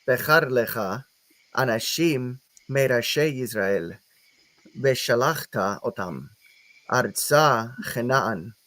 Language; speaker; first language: Hebrew; non-native, learner; English